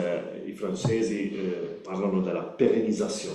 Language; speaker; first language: Italian; non-native, learner; Spanish